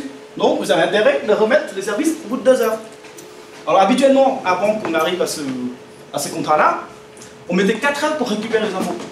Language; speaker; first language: French; native; French